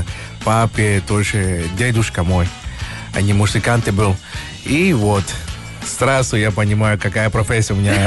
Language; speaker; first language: Russian; non-native, learner; Spanish